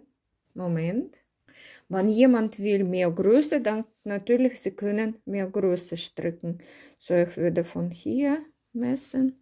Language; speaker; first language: German; non-native, learner; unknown